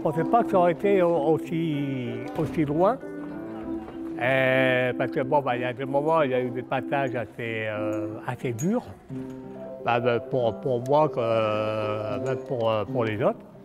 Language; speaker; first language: French; native; French